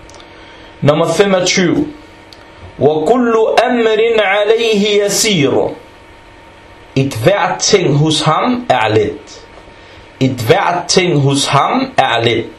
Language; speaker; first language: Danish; early bilingual, other home language; Arabic